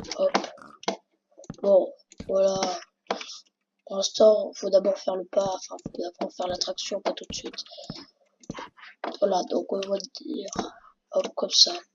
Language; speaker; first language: French; native; French